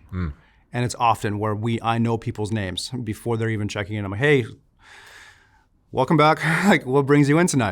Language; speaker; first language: English; native; English